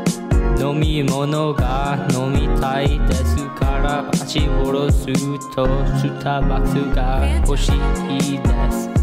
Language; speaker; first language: Japanese; non-native, learner; English